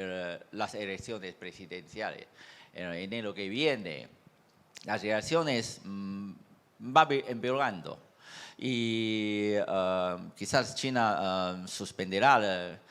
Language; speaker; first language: Spanish; non-native, fluent; Chinese